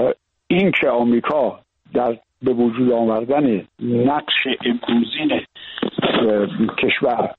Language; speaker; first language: Persian; native; Persian